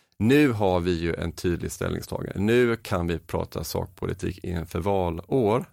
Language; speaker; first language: Swedish; native; Swedish